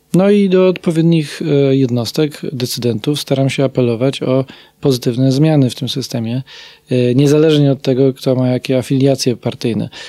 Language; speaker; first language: Polish; native; Polish